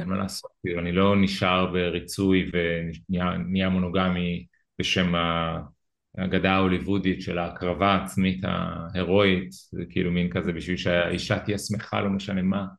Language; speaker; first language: Hebrew; early bilingual, other home language; Russian